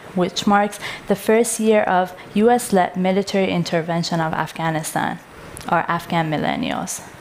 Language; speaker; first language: English; non-native, fluent; Persian